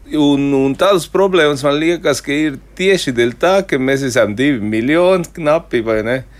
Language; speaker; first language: Latvian; non-native, fluent; Spanish